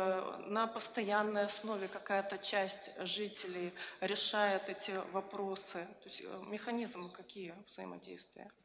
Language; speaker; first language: Russian; native; Russian